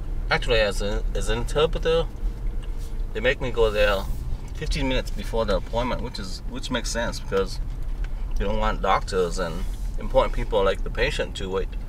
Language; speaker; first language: English; non-native, fluent; Vietnamese